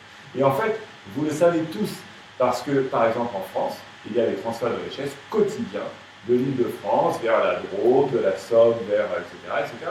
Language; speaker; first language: French; native; French